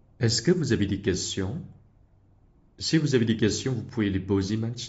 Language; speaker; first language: French; non-native, fluent; Chinese